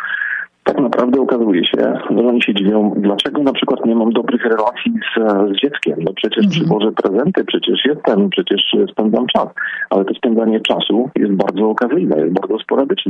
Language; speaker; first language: Polish; native; Polish